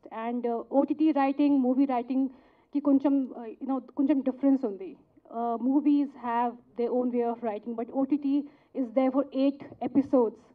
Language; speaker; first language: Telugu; non-native, local second language; Hindi